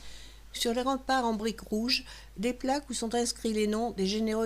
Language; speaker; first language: French; native; French